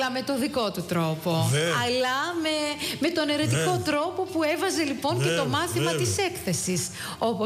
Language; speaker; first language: Greek; native; Greek